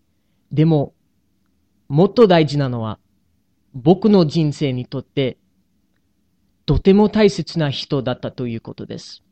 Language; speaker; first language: Japanese; non-native, learner; English